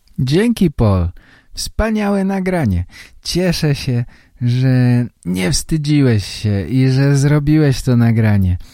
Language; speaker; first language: Polish; native; Polish